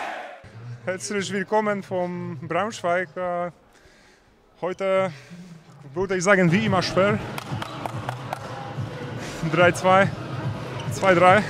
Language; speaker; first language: German; non-native, fluent; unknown